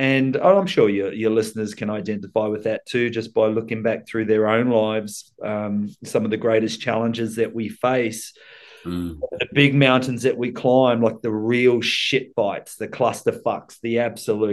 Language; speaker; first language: English; native; English